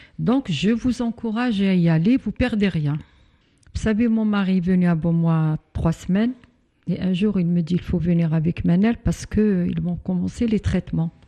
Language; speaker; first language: French; non-native, local second language; Arabic